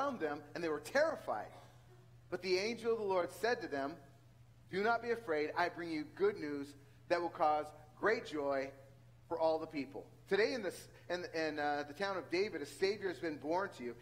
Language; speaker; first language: English; native; English